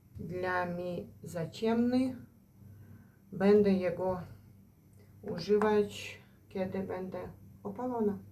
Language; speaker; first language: Polish; non-native, fluent; Ukrainian